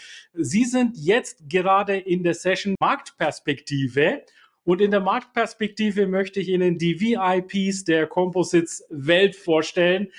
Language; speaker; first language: German; native; German